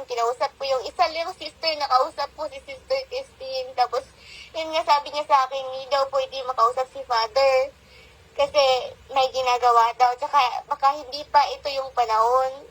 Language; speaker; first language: Filipino; native; Filipino